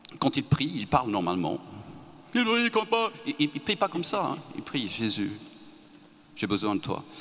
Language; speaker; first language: French; non-native, fluent; Swedish